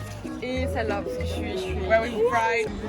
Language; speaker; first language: French; native; French